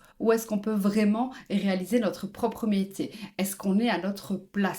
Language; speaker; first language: French; native; French